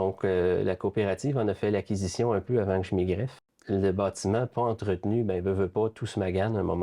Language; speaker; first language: French; native; French